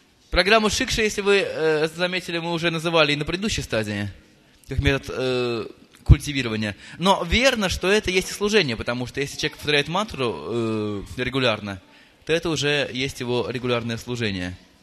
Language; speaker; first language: Russian; native; Russian